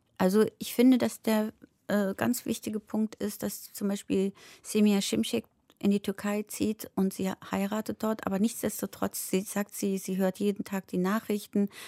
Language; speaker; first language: German; early bilingual, other home language; Turkish